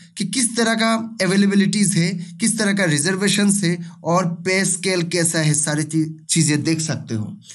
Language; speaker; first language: Hindi; non-native, local second language; Bangla